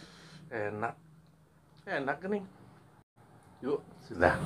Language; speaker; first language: Indonesian; non-native, local second language; Sundanese